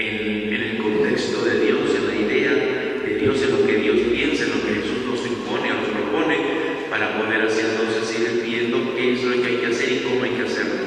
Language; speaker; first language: Spanish; native; Spanish